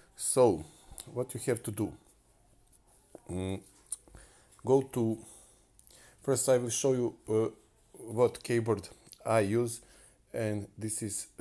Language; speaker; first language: English; non-native, learner; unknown